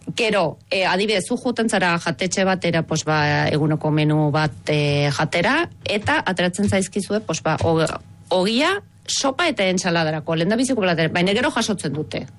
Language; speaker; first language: Basque; non-native, fluent; Swiss German